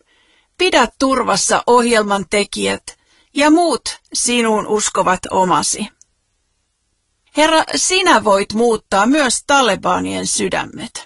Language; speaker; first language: Finnish; native; Finnish